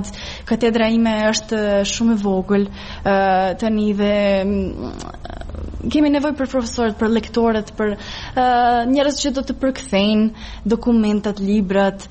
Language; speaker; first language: Albanian; non-native, fluent; Serbian